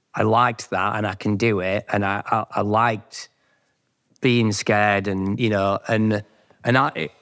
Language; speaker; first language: English; native; English